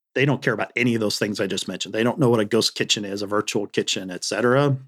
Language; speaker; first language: English; native; English